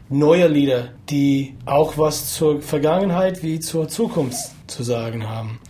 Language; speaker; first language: German; non-native, fluent; English